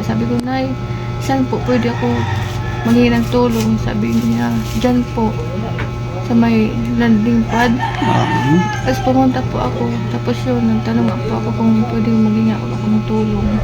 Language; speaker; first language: Filipino; non-native, local second language; Waray